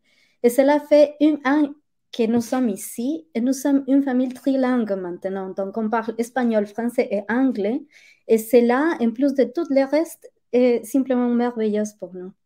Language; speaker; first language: French; non-native, fluent; Spanish